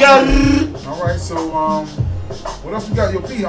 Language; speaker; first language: English; native; English